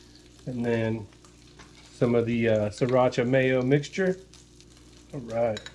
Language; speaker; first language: English; native; English